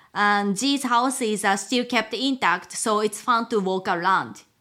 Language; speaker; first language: English; non-native, fluent; Japanese